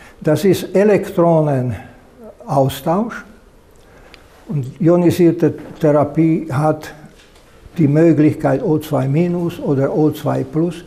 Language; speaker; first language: German; non-native, fluent; Slovak